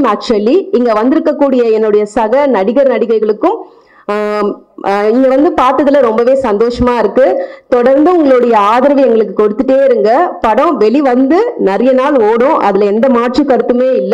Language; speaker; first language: Tamil; native; Tamil